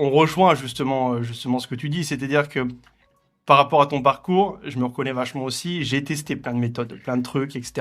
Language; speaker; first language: French; native; French